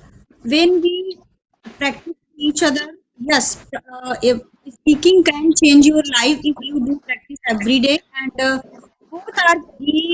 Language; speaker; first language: English; non-native, learner; Hindi